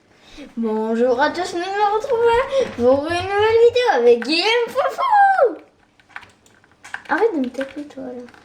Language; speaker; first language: French; native; French